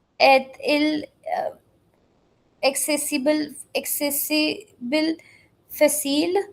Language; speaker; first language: French; non-native, learner; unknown